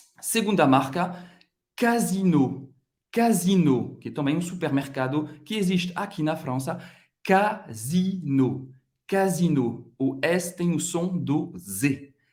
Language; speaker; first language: Portuguese; non-native, fluent; French